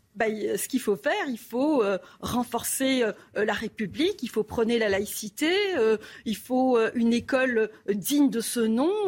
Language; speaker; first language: French; non-native, local second language; Arabic